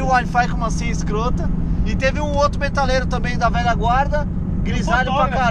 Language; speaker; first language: Portuguese; native; Portuguese